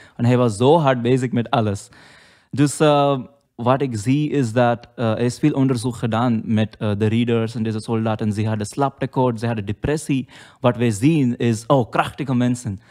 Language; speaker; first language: Dutch; non-native, learner; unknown